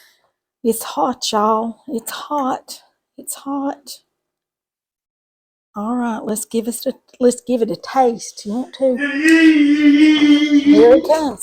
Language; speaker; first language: English; native; English